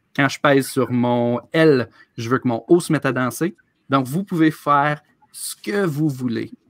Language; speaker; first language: French; native; French